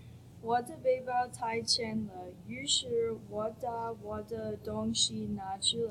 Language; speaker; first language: Chinese; non-native, learner; English